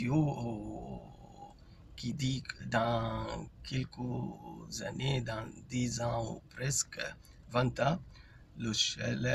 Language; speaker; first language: French; non-native, fluent; Arabic